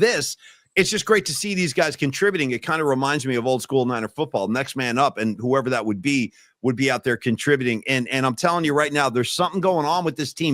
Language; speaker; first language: English; native; English